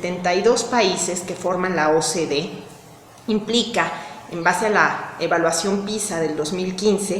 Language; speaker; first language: Spanish; native; Spanish